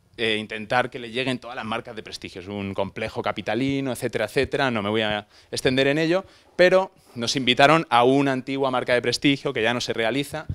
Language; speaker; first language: Spanish; native; Spanish